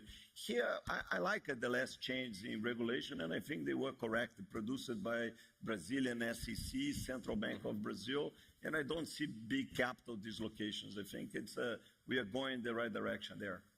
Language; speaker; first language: English; non-native, fluent; Portuguese